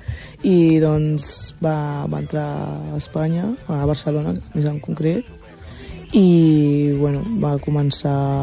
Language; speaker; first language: Catalan; early bilingual, other home language; Wolof